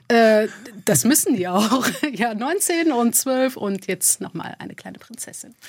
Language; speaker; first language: German; early bilingual, other home language; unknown